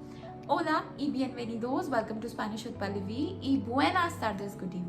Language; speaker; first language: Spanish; non-native, fluent; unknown